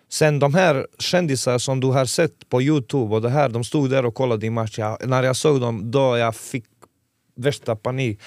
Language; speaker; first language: Swedish; non-native, fluent; Serbian